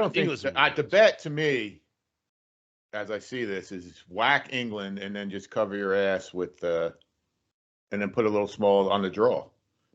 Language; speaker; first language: English; native; English